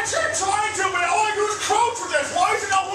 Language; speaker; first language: English; native; English